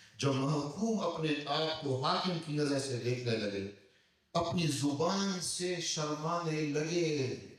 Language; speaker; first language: Urdu; native; Urdu